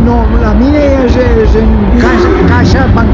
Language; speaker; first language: Spanish; non-native, learner; Portuguese